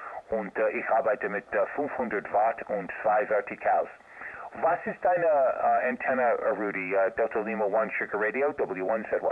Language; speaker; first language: German; non-native, learner; English